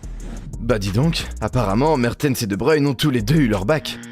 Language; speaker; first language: French; native; French